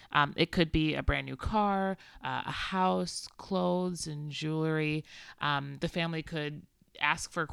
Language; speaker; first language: English; native; English